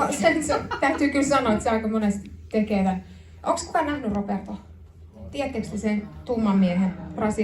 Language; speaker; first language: Finnish; native; Finnish